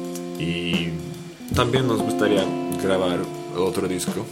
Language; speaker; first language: Spanish; non-native, fluent; Slovak